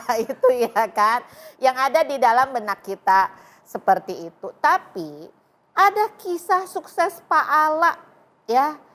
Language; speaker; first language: Indonesian; native; Indonesian